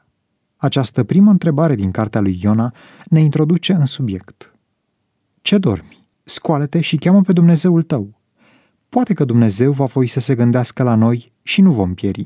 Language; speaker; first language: Romanian; native; Romanian